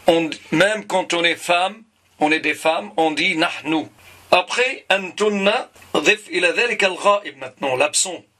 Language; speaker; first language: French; non-native, local second language; Arabic